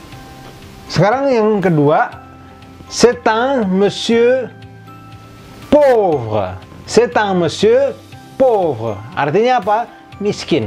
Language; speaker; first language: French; non-native, fluent; Indonesian